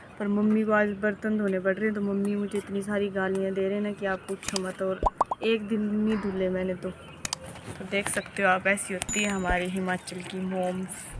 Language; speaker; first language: Hindi; native; Hindi